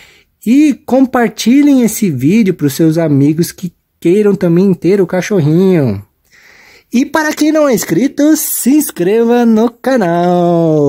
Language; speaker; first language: Portuguese; native; Portuguese